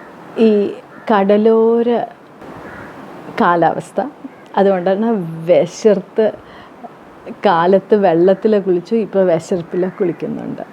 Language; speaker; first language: Malayalam; early bilingual, heritage; Tamil